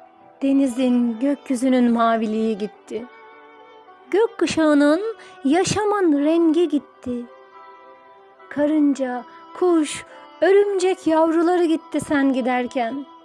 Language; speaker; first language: Turkish; native; Turkish